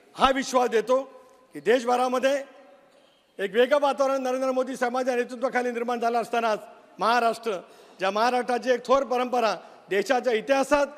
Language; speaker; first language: Marathi; native; Marathi